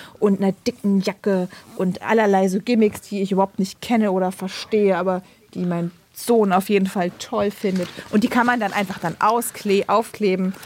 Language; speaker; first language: German; native; German